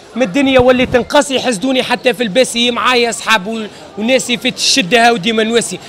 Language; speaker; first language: Arabic; native; Arabic